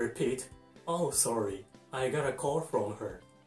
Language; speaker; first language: English; non-native, fluent; Japanese